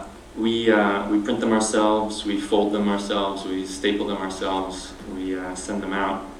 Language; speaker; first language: English; native; English